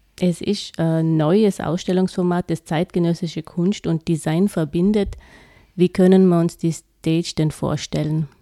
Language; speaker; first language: German; native; German